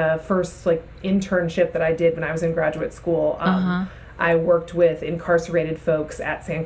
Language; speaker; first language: English; native; English